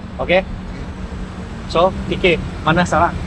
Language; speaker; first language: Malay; non-native, local second language; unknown